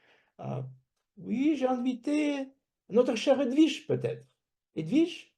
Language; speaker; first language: French; non-native, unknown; Russian